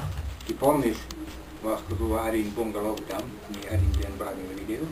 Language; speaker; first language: Bulgarian; non-native, learner; Finnish